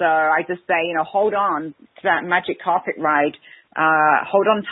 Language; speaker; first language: English; native; English